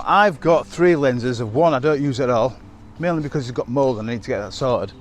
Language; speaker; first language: English; native; English